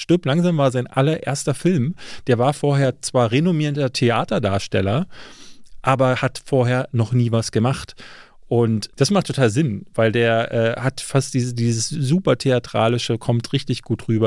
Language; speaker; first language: German; native; German